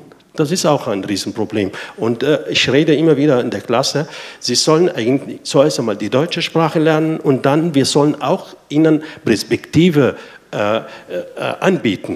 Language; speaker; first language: German; non-native, fluent; Arabic